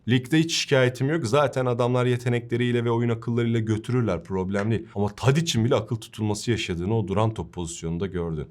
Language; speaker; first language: Turkish; native; Turkish